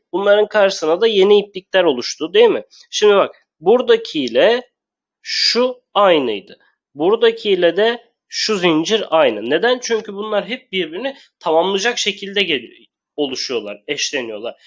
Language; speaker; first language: Turkish; native; Turkish